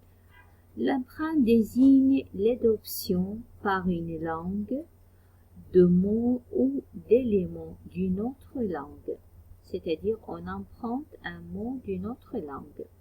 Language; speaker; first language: French; non-native, fluent; Arabic